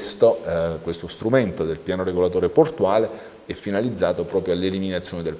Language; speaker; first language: Italian; native; Italian